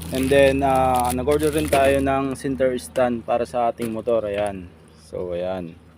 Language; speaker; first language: Filipino; native; Filipino